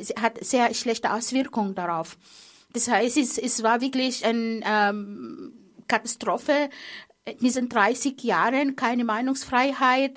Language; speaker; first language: German; non-native, fluent; Arabic